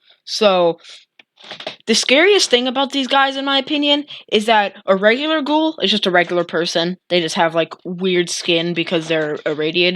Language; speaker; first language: English; native; English